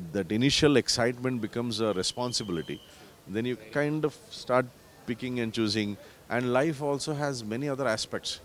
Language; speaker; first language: Kannada; native; Kannada